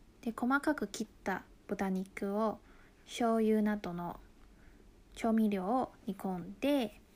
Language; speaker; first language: Japanese; non-native, local second language; Chinese